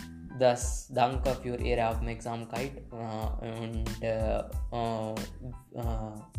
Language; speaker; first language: German; non-native, learner; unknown